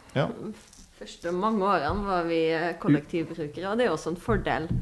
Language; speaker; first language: Norwegian; early bilingual, other home language; Dutch